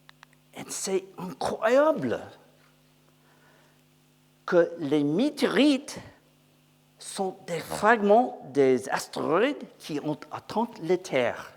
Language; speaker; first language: French; non-native, learner; English